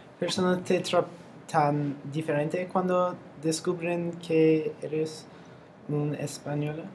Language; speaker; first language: Spanish; non-native, learner; English